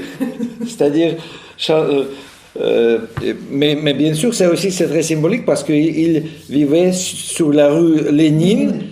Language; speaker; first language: French; non-native, fluent; Russian